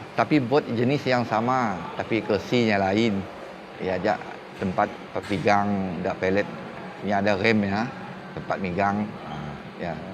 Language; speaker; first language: Malay; native; Malay